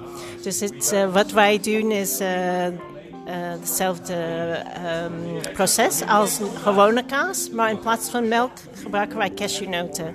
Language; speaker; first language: Dutch; non-native, fluent; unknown